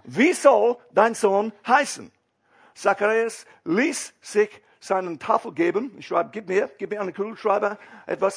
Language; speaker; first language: German; non-native, fluent; English